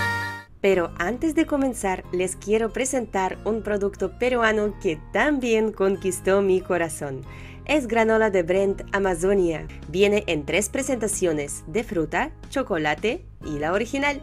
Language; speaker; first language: Spanish; non-native, fluent; Russian